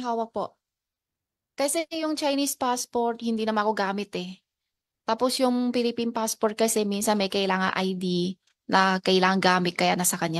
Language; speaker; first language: Filipino; non-native, learner; Chinese